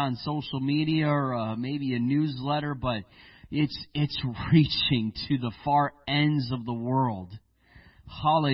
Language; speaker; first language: English; native; English